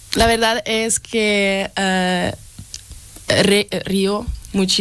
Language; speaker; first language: Spanish; non-native, learner; Italian